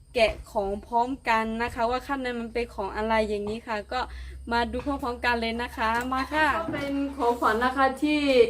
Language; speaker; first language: Thai; non-native, local second language; Akha